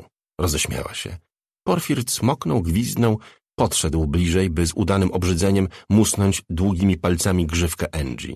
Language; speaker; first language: Polish; native; Polish